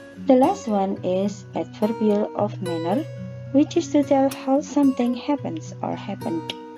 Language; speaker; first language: English; non-native, fluent; Indonesian